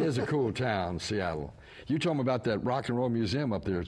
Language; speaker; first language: English; native; English